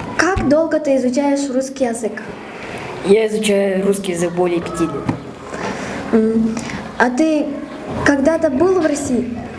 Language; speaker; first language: Russian; non-native, fluent; Mongolian